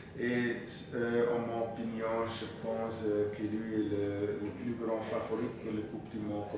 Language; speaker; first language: French; non-native, fluent; German